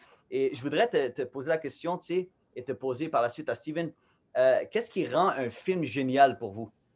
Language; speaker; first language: French; native; French